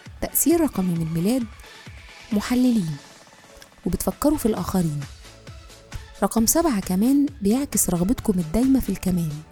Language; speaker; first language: Arabic; native; Arabic